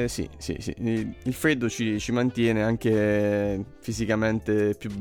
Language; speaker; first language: Italian; native; Italian